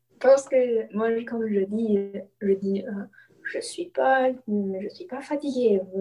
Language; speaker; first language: French; non-native, learner; English